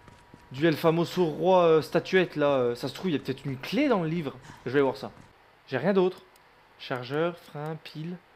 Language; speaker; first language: French; native; French